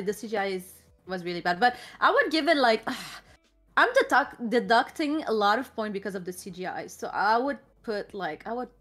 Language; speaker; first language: English; non-native, fluent; Arabic